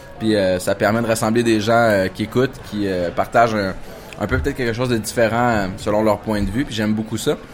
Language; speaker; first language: French; native; French